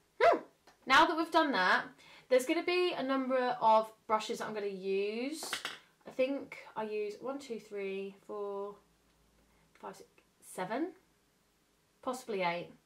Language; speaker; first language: English; native; English